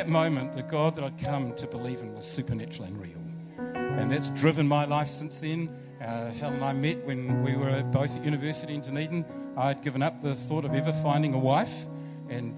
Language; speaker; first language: English; native; English